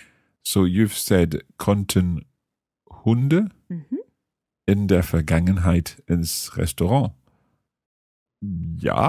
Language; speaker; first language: German; non-native, fluent; English